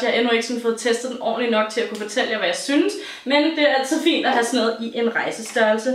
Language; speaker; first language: Danish; native; Danish